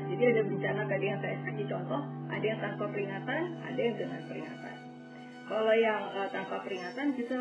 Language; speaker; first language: Indonesian; native; Indonesian